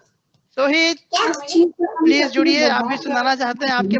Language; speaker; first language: Hindi; native; Hindi